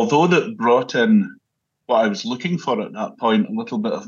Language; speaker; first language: English; native; English